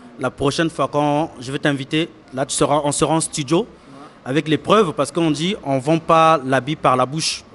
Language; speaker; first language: French; non-native, local second language; Lingala